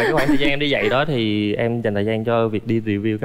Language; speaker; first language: Vietnamese; native; Vietnamese